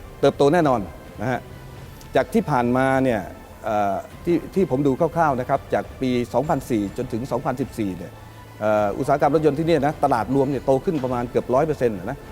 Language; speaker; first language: Thai; native; Thai